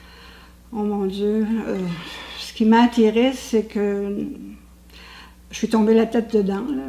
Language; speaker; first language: French; native; French